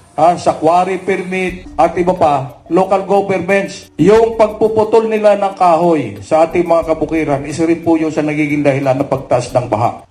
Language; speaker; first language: Filipino; native; Filipino